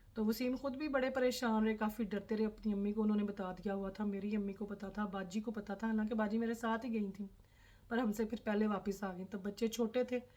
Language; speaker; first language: Urdu; non-native, local second language; Punjabi